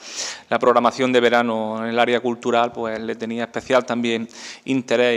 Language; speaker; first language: Spanish; native; Spanish